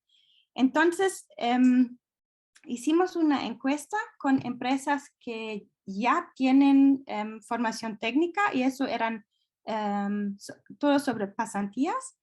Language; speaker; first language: Spanish; non-native, fluent; German